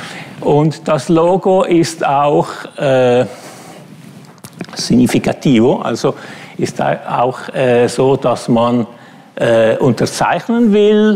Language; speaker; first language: German; non-native, fluent; Italian